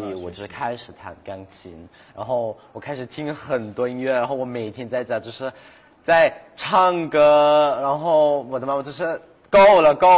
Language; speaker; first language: Chinese; non-native, fluent; Thai